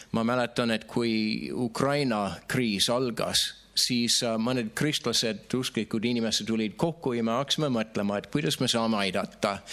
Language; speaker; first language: Estonian; non-native, fluent; English